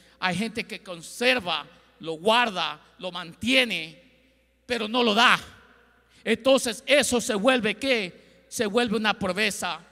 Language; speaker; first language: Spanish; early bilingual, heritage; Spanish